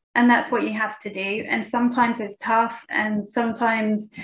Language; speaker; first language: English; native; English